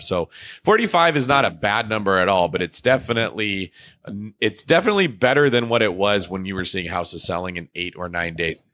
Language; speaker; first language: English; native; English